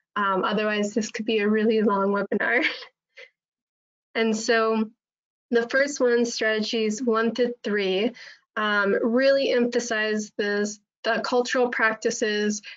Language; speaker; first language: English; native; English